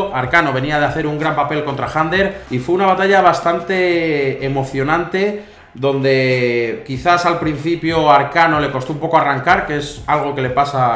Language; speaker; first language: Spanish; native; Spanish